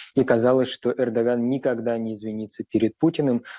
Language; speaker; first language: Russian; native; Russian